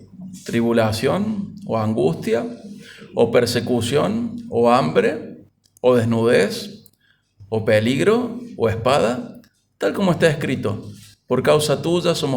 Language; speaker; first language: Spanish; native; Spanish